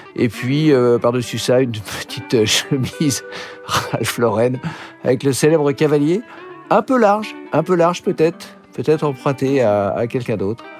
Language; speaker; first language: French; native; French